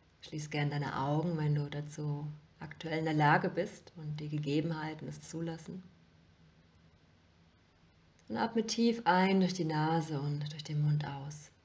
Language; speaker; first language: German; native; German